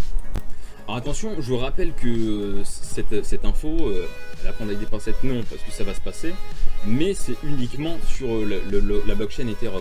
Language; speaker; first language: French; native; French